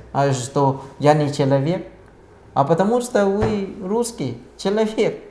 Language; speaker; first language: Russian; non-native, fluent; Thai